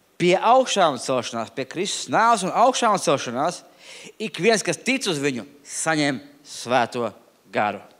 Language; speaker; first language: Latvian; non-native, local second language; Russian